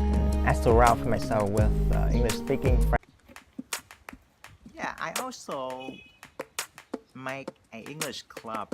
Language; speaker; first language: English; non-native, fluent; Vietnamese